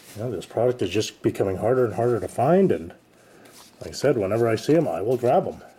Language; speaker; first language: English; native; English